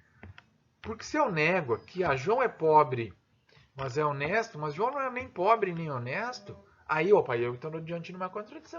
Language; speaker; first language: Portuguese; native; Portuguese